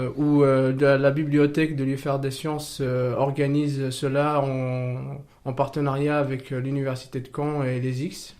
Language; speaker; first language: French; non-native, local second language; Kabyle